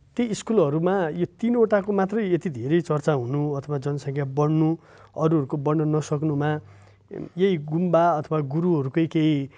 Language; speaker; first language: Nepali; native; Nepali